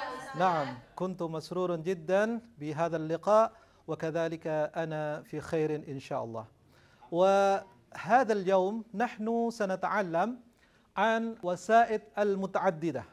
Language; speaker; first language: Arabic; non-native, fluent; Indonesian